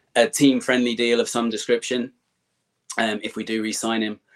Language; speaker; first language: English; native; English